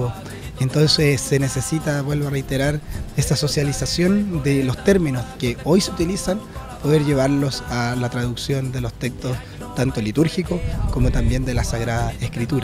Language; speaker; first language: Spanish; native; Spanish